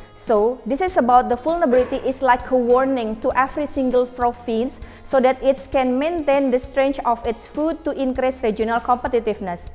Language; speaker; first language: English; non-native, learner; Indonesian